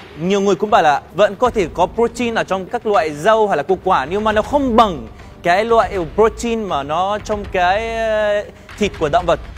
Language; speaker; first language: Vietnamese; non-native, fluent; Arabic